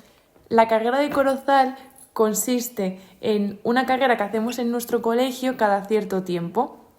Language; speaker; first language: Spanish; native; Spanish